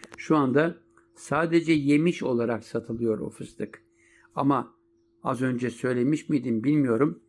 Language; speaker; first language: Turkish; native; Turkish